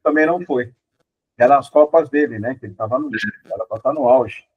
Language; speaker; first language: Portuguese; native; Portuguese